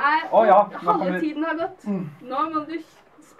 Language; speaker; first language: Norwegian; native; Norwegian